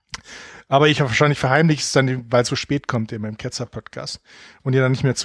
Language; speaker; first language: German; native; German